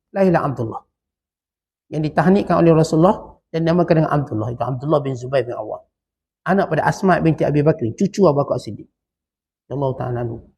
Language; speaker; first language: Malay; native; Malay